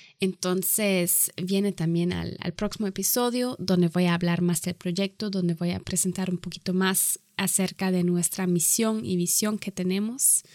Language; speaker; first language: Spanish; non-native, fluent; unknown